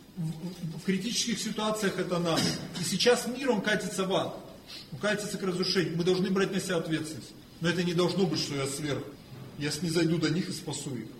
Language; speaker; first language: Russian; non-native, fluent; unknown